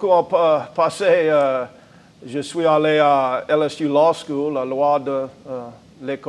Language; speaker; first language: French; non-native, learner; English